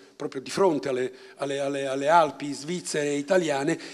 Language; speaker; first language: Italian; native; Italian